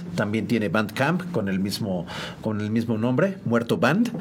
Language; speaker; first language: Spanish; native; Spanish